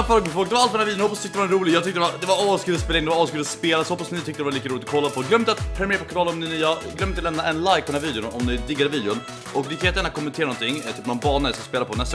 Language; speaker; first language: Swedish; native; Swedish